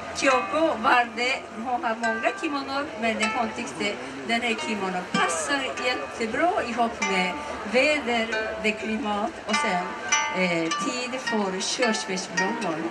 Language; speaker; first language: Swedish; non-native, learner; Japanese